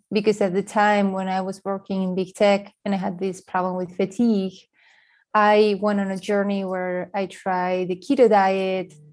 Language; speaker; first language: English; non-native, fluent; Spanish